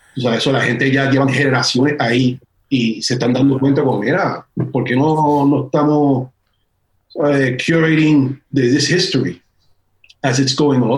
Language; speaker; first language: Spanish; early bilingual, heritage; Spanish